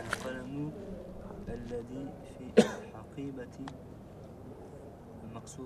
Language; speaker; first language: Arabic; non-native, learner; French